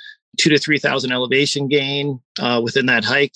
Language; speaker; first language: English; native; English